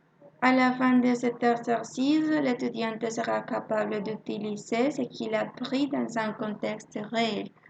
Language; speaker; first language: French; non-native, learner; Spanish